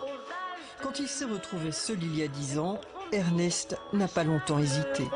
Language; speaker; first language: French; native; French